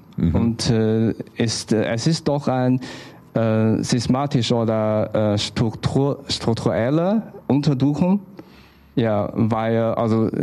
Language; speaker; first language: German; non-native, learner; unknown